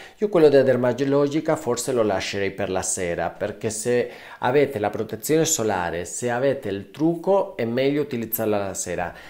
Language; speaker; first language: Italian; non-native, fluent; Spanish